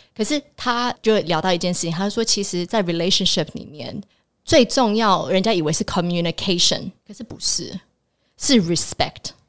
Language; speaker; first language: Chinese; early bilingual, heritage; Chinese